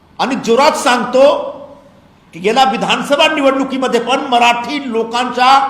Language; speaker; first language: Marathi; non-native, local second language; Hindi